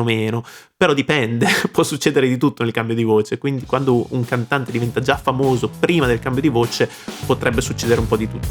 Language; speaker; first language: Italian; native; Italian